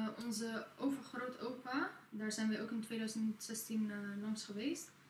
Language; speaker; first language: Dutch; early bilingual, other home language; Arabic